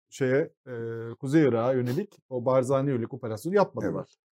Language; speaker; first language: Turkish; native; Turkish